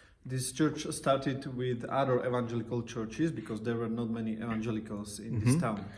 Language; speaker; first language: English; non-native, fluent; Slovak